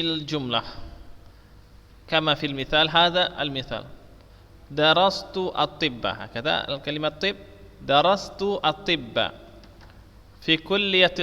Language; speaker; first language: Arabic; non-native, fluent; Indonesian